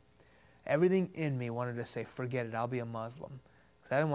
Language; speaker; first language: English; early bilingual, other home language; Persian